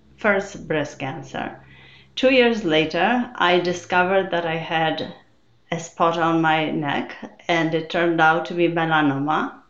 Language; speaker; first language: English; non-native, fluent; Polish